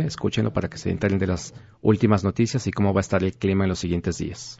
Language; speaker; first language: Spanish; native; Spanish